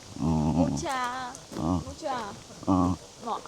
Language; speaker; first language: Korean; non-native, learner; Vietnamese